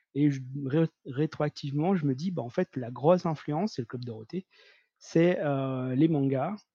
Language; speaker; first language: French; native; French